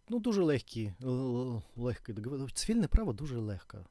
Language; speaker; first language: Ukrainian; non-native, learner; Russian